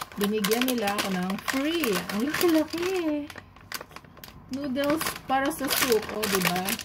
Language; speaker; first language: Filipino; native; Filipino